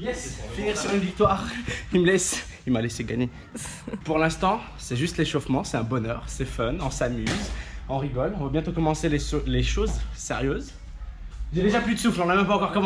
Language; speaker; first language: French; native; French